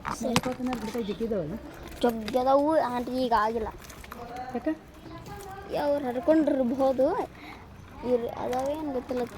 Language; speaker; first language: Kannada; native; Kannada